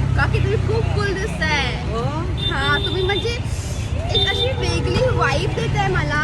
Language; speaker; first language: Marathi; non-native, local second language; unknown